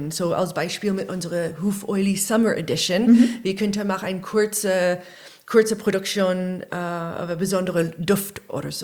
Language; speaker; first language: German; non-native, learner; English